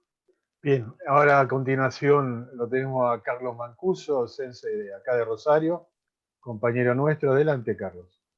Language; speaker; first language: Spanish; native; Spanish